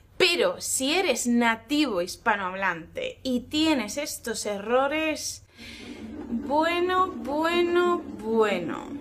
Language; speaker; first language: Spanish; native; Spanish